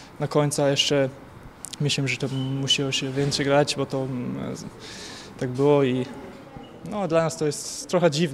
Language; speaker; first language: Polish; early bilingual, heritage; German